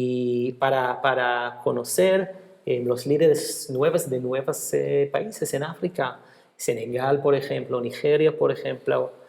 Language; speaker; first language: Spanish; non-native, fluent; Hebrew